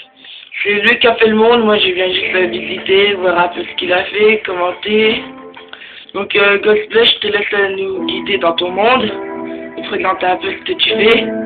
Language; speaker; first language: French; native; French